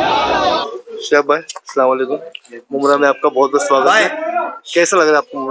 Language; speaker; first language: Hindi; native; Hindi